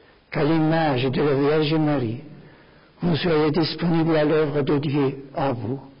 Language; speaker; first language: French; non-native, fluent; German